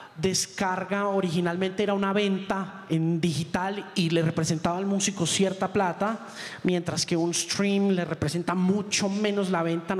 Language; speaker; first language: Spanish; native; Spanish